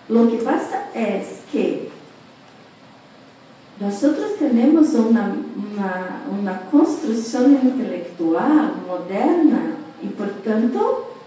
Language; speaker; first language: Spanish; non-native, fluent; Portuguese